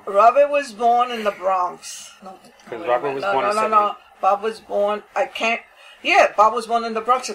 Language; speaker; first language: English; native; English